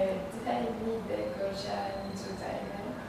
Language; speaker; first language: Chinese; non-native, learner; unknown